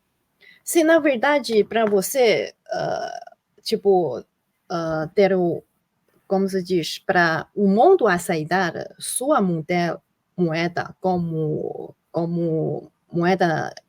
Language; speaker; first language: Portuguese; non-native, fluent; Chinese